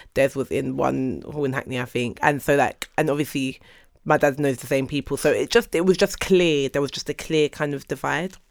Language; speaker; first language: English; early bilingual, other home language; Yoruba